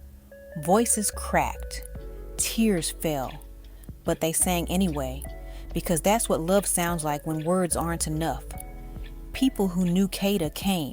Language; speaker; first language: English; native; English